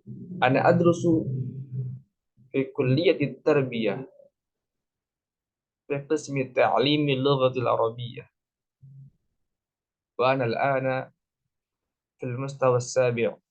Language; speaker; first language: Arabic; non-native, learner; Indonesian